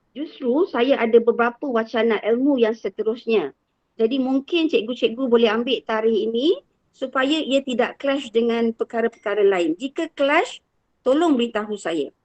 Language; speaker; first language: Malay; native; Malay